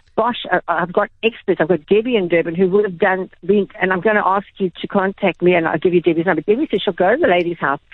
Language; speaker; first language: English; native; English